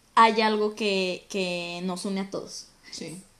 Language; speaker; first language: Spanish; native; Spanish